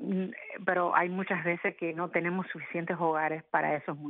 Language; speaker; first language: Spanish; early bilingual, other home language; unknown